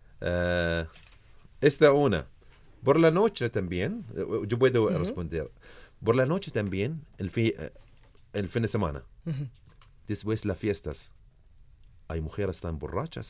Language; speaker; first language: Spanish; non-native, learner; Arabic